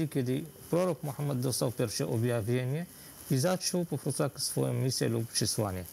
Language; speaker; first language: Polish; non-native, fluent; Arabic